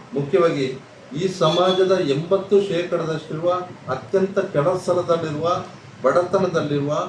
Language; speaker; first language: Kannada; non-native, local second language; Tulu